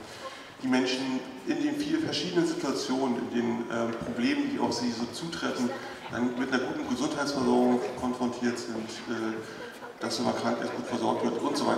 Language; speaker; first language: German; native; German